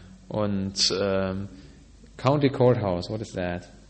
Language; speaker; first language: English; non-native, fluent; German